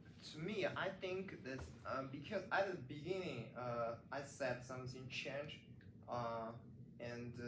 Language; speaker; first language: English; non-native, learner; Chinese